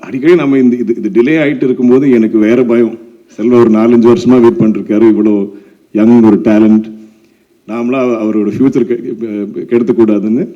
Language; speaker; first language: Tamil; non-native, local second language; Malayalam